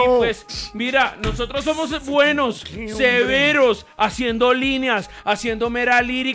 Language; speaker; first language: Spanish; native; Spanish